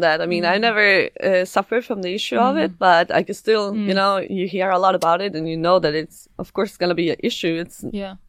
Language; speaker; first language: English; non-native, fluent; Swedish